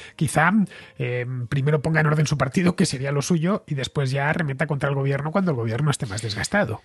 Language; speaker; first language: Spanish; native; Spanish